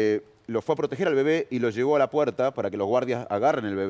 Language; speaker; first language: Spanish; native; Spanish